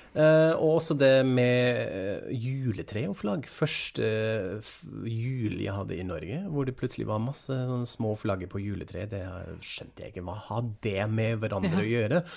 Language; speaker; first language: Norwegian; non-native, fluent; German